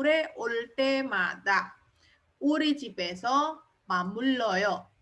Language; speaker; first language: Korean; non-native, fluent; Indonesian